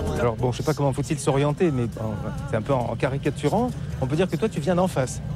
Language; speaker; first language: French; native; French